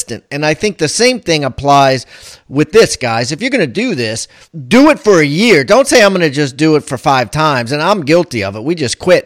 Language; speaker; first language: English; native; English